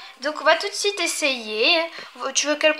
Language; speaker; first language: French; native; French